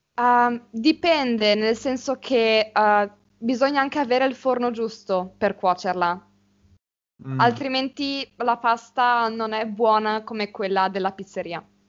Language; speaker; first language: Italian; native; Italian